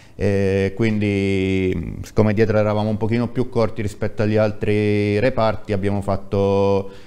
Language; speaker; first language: Italian; native; Italian